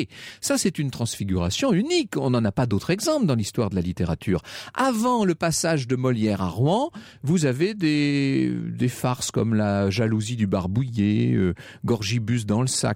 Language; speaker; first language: French; native; French